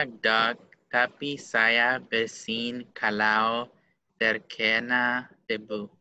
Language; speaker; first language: Indonesian; non-native, learner; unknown